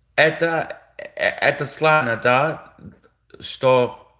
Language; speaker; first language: Russian; non-native, learner; English